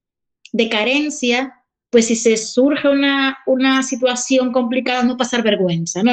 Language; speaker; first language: Spanish; native; Spanish